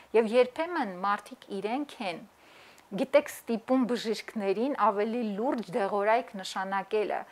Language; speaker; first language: Armenian; native; Armenian